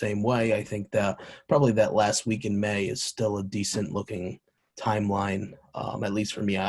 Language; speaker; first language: English; native; English